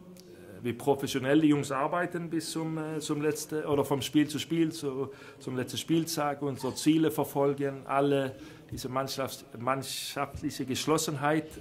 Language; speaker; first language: German; non-native, fluent; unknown